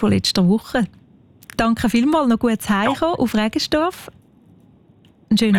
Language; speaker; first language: German; native; German